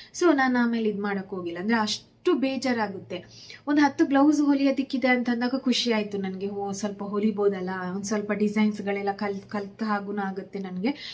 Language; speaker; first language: Kannada; native; Kannada